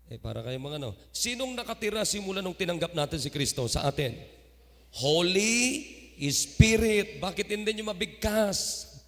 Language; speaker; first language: Filipino; non-native, local second language; Iloko